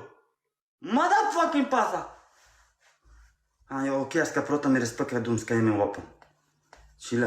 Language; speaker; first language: Swedish; non-native, learner; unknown